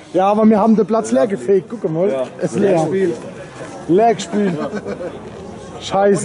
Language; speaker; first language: German; native; German